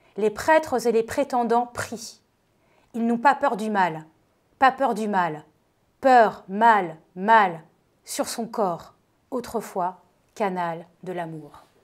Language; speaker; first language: French; native; French